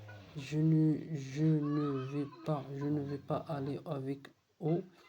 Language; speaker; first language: French; non-native, learner; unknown